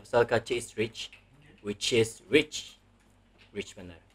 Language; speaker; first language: English; non-native, local second language; Malay